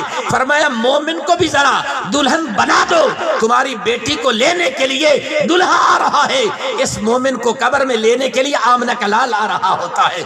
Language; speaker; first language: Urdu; non-native, local second language; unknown